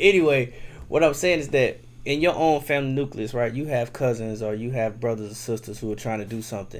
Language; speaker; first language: English; native; English